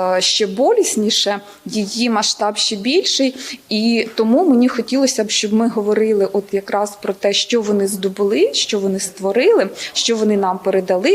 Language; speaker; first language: Ukrainian; native; Ukrainian